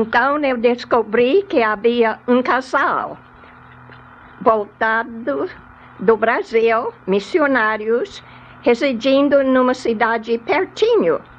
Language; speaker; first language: Portuguese; non-native, fluent; English